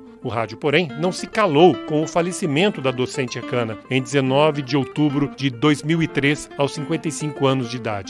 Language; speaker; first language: Portuguese; native; Portuguese